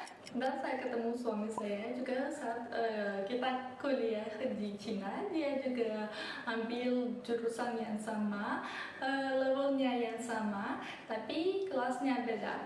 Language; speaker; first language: Indonesian; early bilingual, other home language; Russian